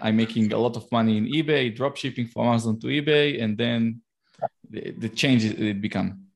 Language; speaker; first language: English; non-native, learner; Hebrew